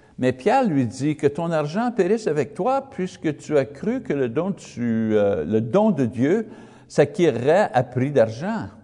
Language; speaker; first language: French; non-native, learner; English